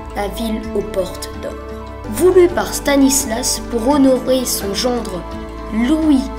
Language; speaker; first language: French; native; French